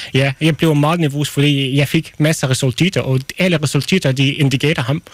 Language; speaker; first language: Danish; non-native, learner; Arabic